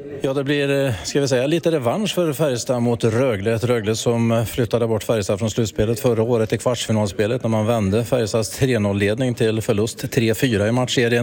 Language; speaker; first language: Swedish; native; Swedish